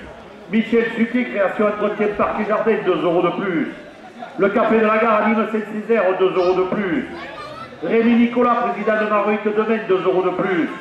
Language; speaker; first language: French; native; French